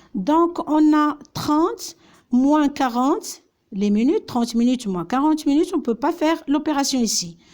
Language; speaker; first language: French; non-native, local second language; Arabic